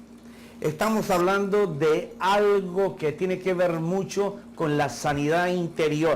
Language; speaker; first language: Spanish; native; Spanish